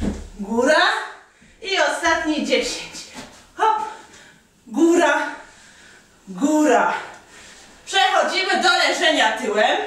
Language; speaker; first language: Polish; native; Polish